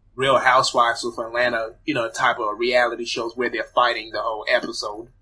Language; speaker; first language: English; early bilingual, other home language; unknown